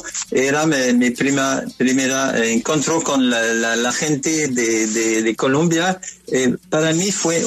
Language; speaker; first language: Spanish; non-native, learner; French